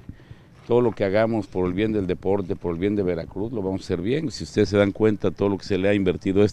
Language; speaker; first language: Spanish; native; Spanish